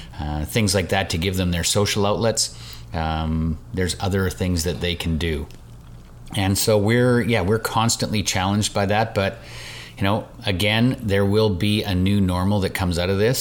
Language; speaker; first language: English; native; English